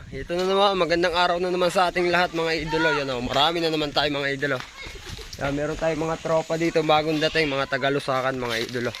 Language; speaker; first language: Filipino; native; Filipino